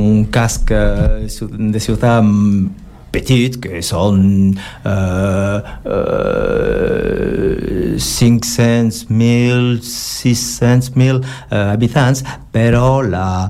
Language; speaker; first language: Catalan; non-native, learner; French